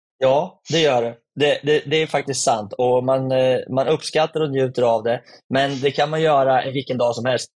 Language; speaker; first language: Swedish; native; Swedish